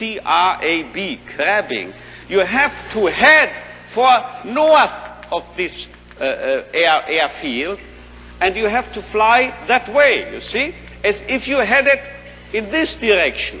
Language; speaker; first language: English; non-native, fluent; German